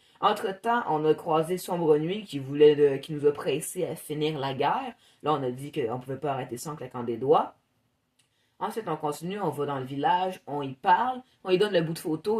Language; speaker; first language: French; native; French